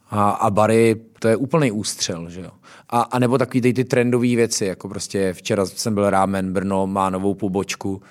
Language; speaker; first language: Czech; native; Czech